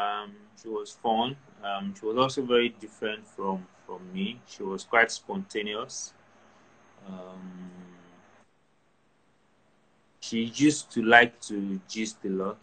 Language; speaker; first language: English; non-native, local second language; Yoruba